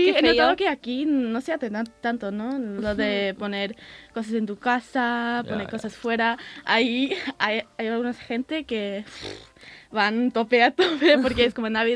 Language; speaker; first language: Spanish; early bilingual, heritage; English